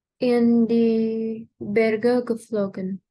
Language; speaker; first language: German; non-native, learner; Indonesian